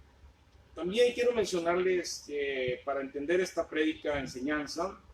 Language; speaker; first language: Spanish; native; Spanish